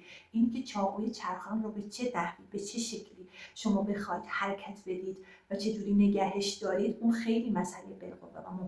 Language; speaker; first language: Persian; native; Persian